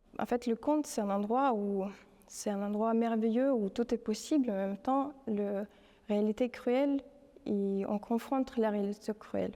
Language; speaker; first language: French; non-native, fluent; Russian